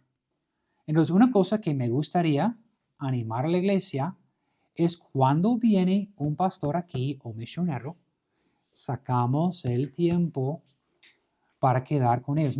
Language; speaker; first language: Spanish; non-native, fluent; English